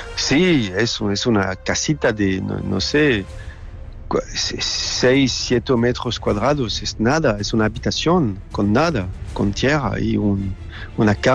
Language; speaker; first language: Spanish; non-native, learner; French